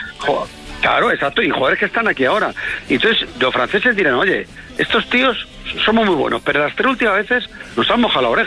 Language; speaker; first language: Spanish; native; Spanish